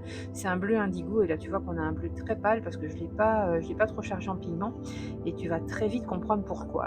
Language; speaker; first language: French; native; French